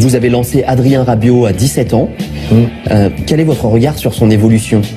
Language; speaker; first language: French; native; French